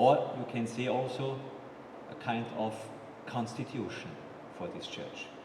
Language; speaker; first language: English; non-native, fluent; German